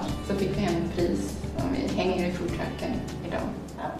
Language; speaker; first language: Swedish; early bilingual, other home language; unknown